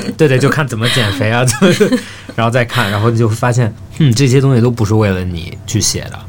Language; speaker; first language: Chinese; early bilingual, heritage; Chinese